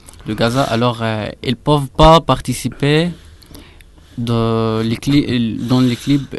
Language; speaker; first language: French; non-native, fluent; Arabic